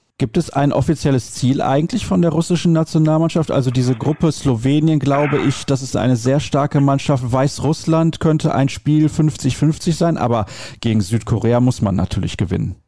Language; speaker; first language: German; native; German